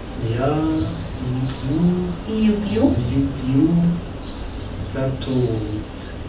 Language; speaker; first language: Russian; non-native, learner; German